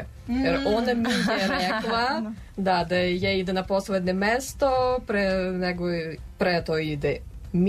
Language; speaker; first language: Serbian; non-native, learner; Russian